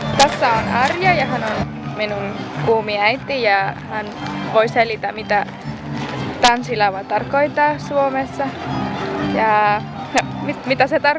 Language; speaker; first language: Finnish; non-native, learner; Spanish